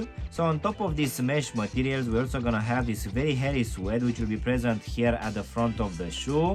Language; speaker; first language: English; non-native, fluent; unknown